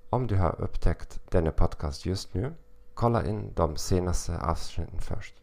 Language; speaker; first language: Swedish; non-native, learner; German